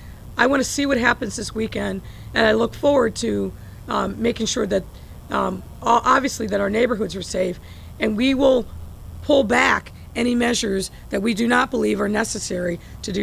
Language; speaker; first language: English; native; English